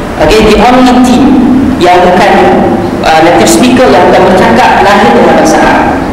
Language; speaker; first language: Malay; native; Malay